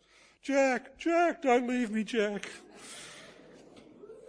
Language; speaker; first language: English; native; English